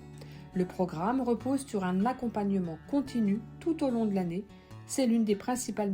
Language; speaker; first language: French; native; French